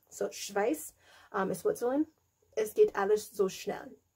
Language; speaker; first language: German; non-native, learner; English